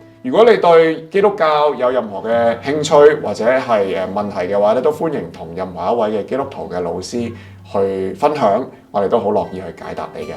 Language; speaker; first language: Cantonese; native; Cantonese